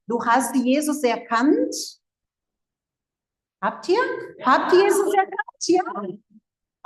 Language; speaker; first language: German; non-native, fluent; Portuguese